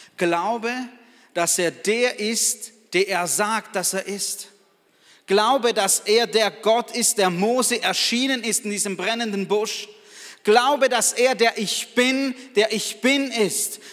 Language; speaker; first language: German; native; German